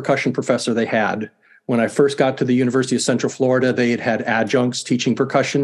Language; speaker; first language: English; native; English